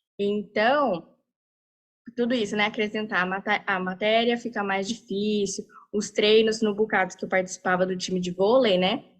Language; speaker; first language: Portuguese; early bilingual, heritage; Portuguese